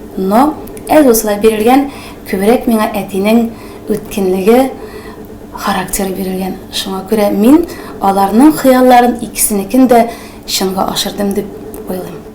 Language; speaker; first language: Tatar; native; Tatar